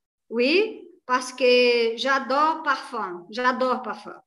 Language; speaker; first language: French; non-native, learner; Portuguese